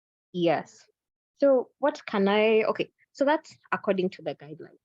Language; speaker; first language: English; non-native, local second language; Swahili